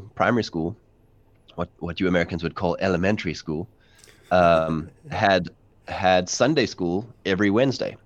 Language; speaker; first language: English; native; English